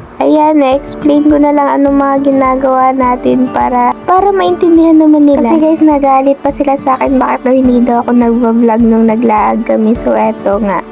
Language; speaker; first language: Filipino; non-native, local second language; Hiligaynon